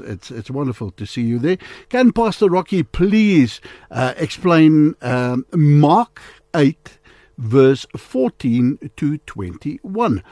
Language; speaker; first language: English; non-native, local second language; Afrikaans